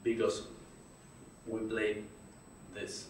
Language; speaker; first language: English; non-native, learner; Spanish